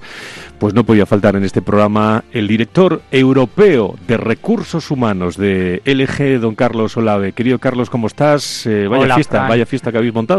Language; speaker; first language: Spanish; native; Spanish